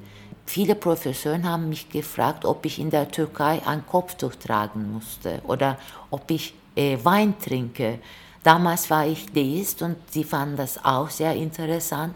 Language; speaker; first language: German; non-native, fluent; Turkish